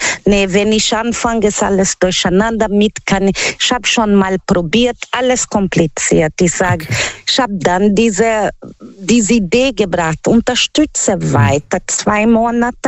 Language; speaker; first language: German; non-native, learner; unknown